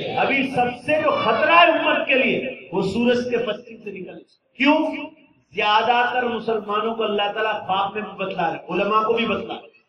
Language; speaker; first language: Urdu; native; Urdu